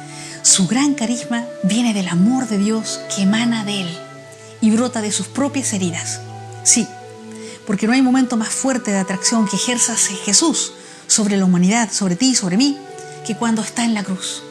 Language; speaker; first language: Spanish; native; Spanish